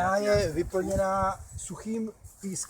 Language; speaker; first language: Czech; native; Czech